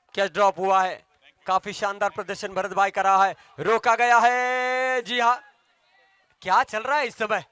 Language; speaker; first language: Hindi; non-native, local second language; Marathi